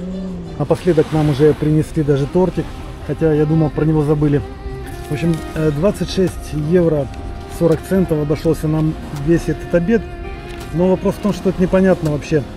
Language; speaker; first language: Russian; native; Russian